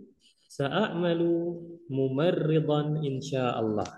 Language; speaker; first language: Arabic; non-native, fluent; Indonesian